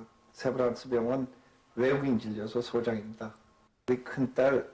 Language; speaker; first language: Korean; non-native, local second language; English